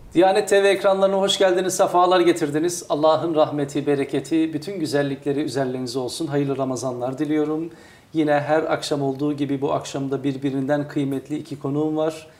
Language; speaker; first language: Turkish; native; Turkish